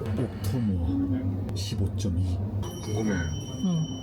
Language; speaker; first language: Korean; native; Korean